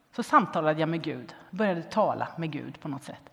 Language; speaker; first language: Swedish; native; Swedish